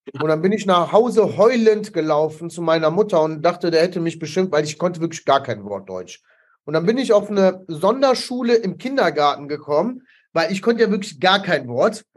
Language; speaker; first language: German; early bilingual, other home language; Italian